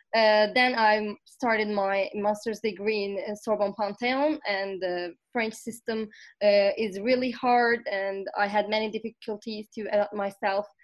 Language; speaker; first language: English; non-native, fluent; Turkish